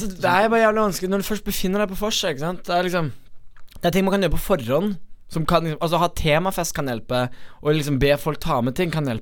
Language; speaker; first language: Norwegian; native; Norwegian